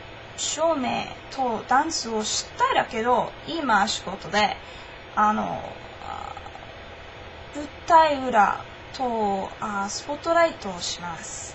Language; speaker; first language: Japanese; non-native, learner; English